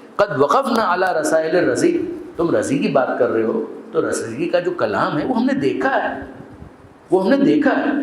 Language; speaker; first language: Urdu; non-native, local second language; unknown